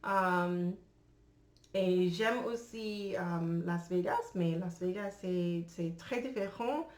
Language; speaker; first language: French; non-native, learner; English